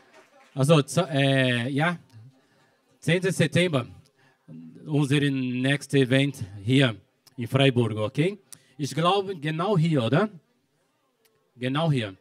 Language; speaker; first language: German; non-native, learner; Portuguese